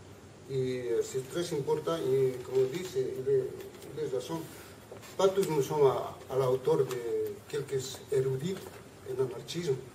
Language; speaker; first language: French; non-native, learner; Spanish